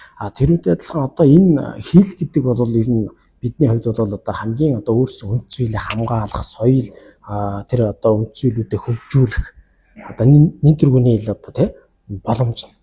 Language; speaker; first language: Mongolian; non-native, local second language; Kazakh